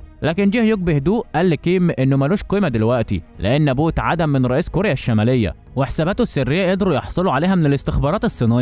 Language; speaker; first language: Arabic; native; Arabic